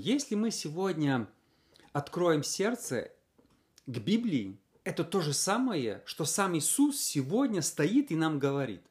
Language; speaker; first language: Russian; native; Russian